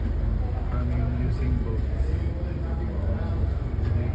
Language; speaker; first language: English; non-native, local second language; Filipino